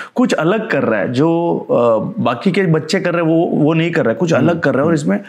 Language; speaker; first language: Hindi; non-native, local second language; Marathi